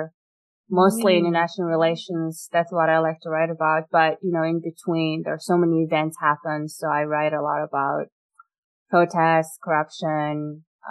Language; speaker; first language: English; non-native, fluent; Mongolian